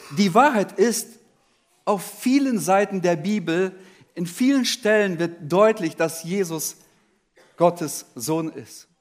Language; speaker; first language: German; early bilingual, other home language; Russian